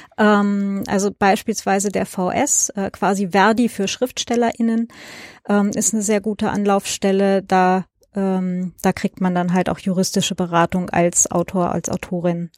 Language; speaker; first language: German; native; German